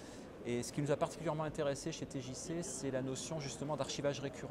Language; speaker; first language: French; native; French